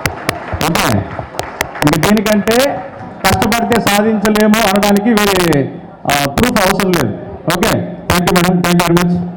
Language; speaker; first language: Telugu; native; Telugu